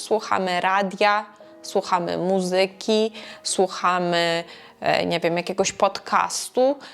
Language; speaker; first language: Polish; non-native, fluent; Ukrainian